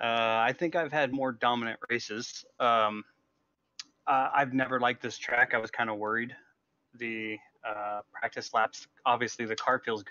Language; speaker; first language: English; native; English